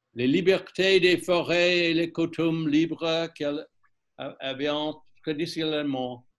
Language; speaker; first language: French; non-native, learner; English